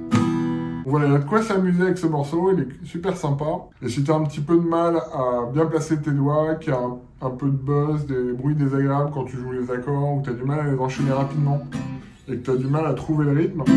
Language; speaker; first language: French; native; French